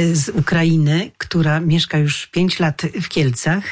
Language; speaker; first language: Polish; native; Polish